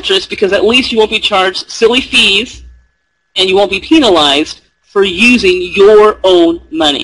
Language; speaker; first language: English; native; English